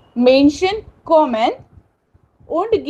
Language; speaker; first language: German; non-native, fluent; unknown